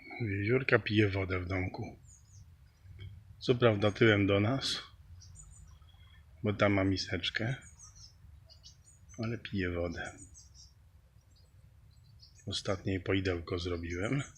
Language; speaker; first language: Polish; native; Polish